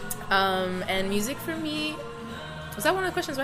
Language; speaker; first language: English; non-native, fluent; Spanish